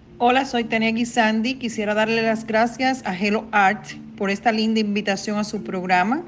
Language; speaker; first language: Spanish; native; Spanish